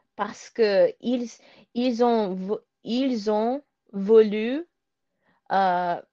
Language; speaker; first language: French; non-native, learner; Russian